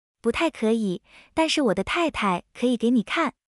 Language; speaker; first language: Chinese; non-native, learner; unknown